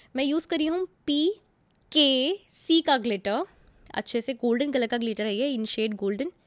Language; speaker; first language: Hindi; non-native, local second language; Gujarati